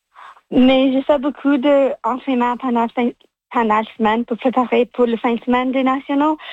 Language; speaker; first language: French; non-native, local second language; English